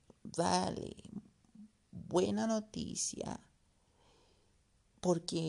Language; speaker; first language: Spanish; non-native, learner; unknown